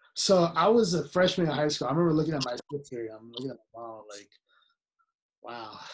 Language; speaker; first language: English; early bilingual, other home language; Spanish